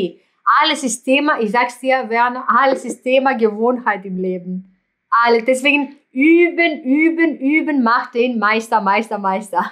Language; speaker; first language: German; non-native, fluent; Greek